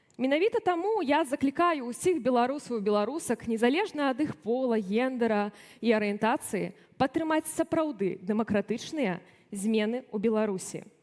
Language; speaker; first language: Belarusian; native; Belarusian